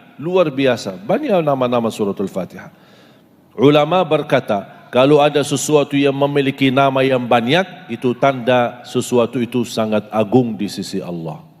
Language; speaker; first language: Malay; non-native, fluent; Arabic